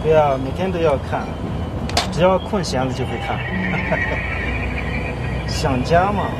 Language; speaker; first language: Chinese; native; Chinese